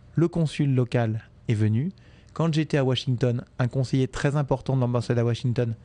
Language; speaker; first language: French; native; French